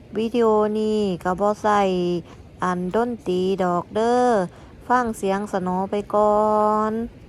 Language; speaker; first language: Thai; native; Thai